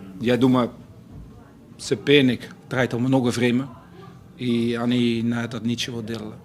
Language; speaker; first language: Russian; non-native, learner; Dutch